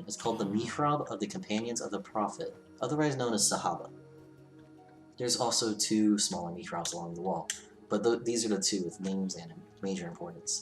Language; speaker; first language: English; native; English